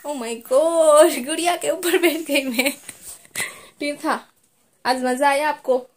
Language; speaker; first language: Hindi; non-native, local second language; Gujarati